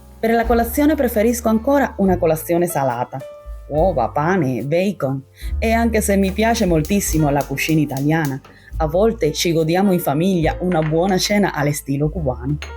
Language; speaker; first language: Italian; non-native, fluent; Spanish